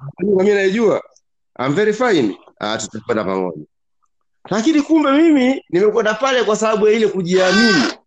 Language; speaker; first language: Swahili; native; Swahili